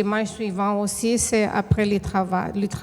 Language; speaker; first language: French; non-native, fluent; Portuguese